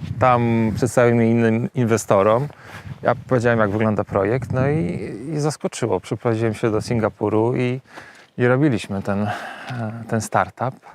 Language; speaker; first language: Polish; native; Polish